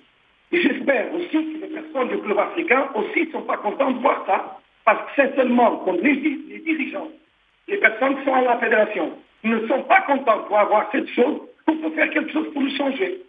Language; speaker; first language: French; non-native, learner; Portuguese